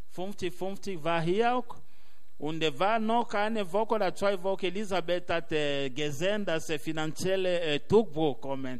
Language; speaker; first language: German; non-native, learner; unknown